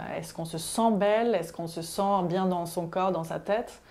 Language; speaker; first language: French; non-native, fluent; Swedish